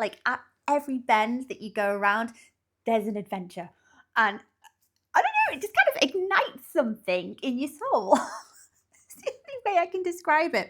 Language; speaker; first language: English; native; English